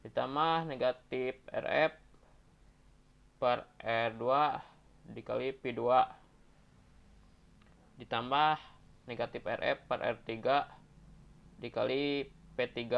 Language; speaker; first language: Indonesian; native; Indonesian